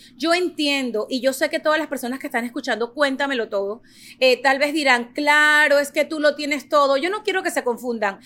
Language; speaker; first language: Spanish; native; Spanish